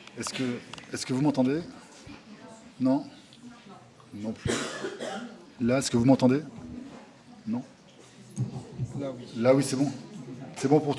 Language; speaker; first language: French; native; French